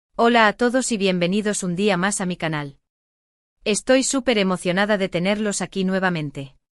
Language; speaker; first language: Spanish; native; Spanish